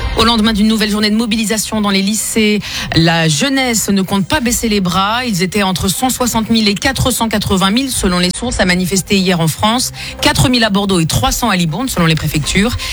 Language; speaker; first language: French; native; French